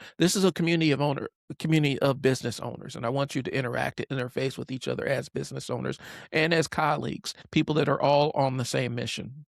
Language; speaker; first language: English; native; English